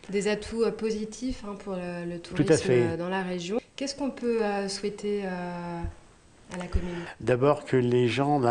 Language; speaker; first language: French; native; French